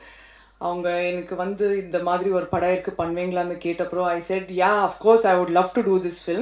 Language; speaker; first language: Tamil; non-native, fluent; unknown